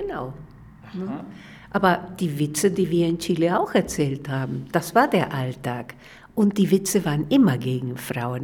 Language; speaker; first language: German; non-native, fluent; Spanish